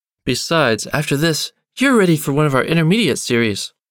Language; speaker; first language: English; native; English